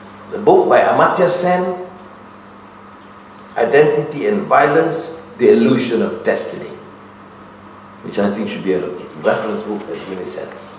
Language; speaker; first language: English; non-native, local second language; Malay